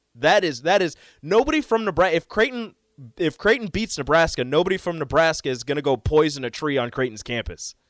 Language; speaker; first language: English; native; English